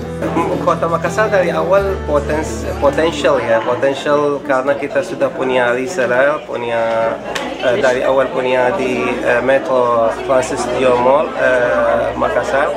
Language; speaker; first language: Indonesian; non-native, learner; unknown